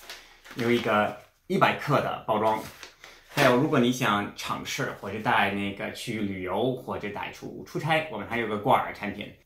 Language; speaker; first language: Chinese; non-native, fluent; English